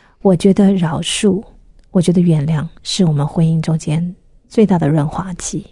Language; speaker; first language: Chinese; native; Chinese